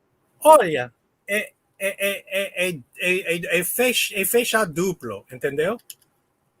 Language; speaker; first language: Portuguese; non-native, learner; English